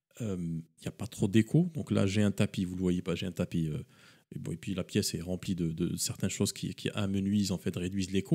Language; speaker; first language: French; native; French